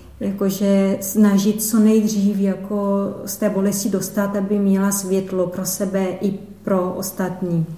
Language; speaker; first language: Czech; non-native, fluent; Portuguese